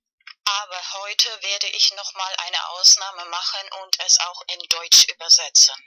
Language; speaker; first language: German; non-native, fluent; Spanish